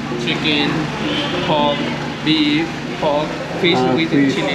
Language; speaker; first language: English; non-native, learner; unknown